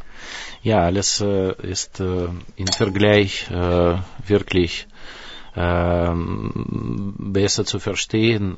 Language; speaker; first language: German; non-native, fluent; Russian